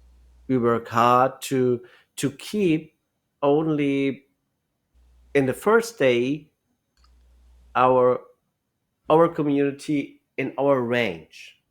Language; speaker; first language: English; non-native, learner; German